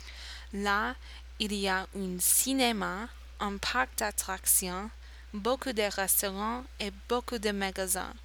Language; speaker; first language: French; non-native, learner; English